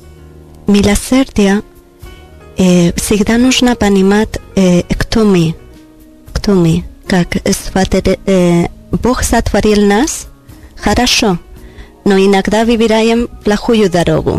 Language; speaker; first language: Russian; non-native, learner; Spanish